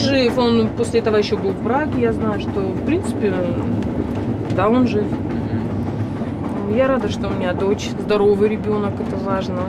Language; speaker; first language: Russian; native; Russian